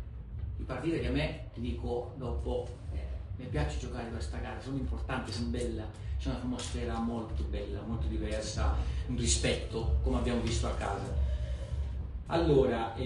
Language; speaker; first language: Italian; non-native, fluent; Portuguese